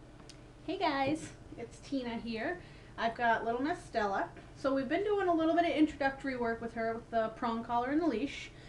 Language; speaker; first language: English; native; English